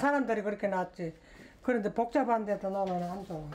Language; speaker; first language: Korean; native; Korean